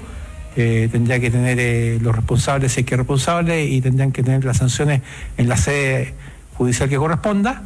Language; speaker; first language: Spanish; native; Spanish